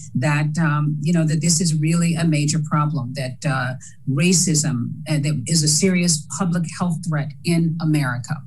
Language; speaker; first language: English; native; English